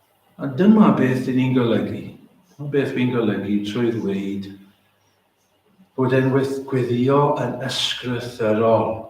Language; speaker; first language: Welsh; native; Welsh